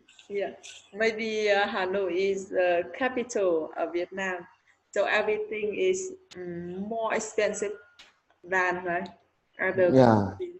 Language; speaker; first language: English; non-native, learner; Vietnamese